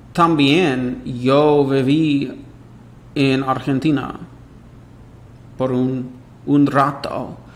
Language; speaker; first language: Spanish; non-native, fluent; English